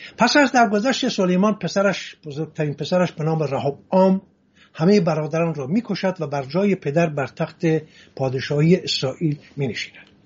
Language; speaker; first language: Persian; non-native, local second language; Assyrian Neo-Aramaic